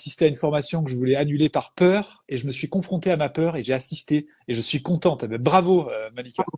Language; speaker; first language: French; native; French